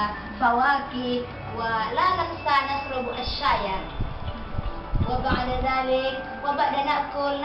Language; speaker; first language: Arabic; non-native, learner; Indonesian